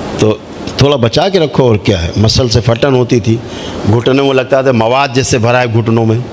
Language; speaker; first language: Hindi; native; Hindi